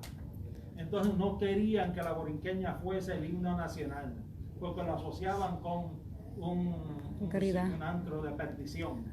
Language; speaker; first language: Spanish; native; Spanish